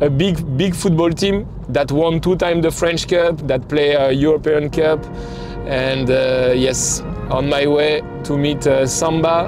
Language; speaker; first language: English; non-native, fluent; French